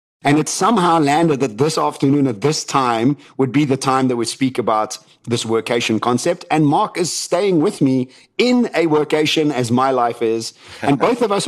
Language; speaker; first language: English; native; English